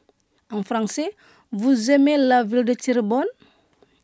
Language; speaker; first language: French; non-native, fluent; Indonesian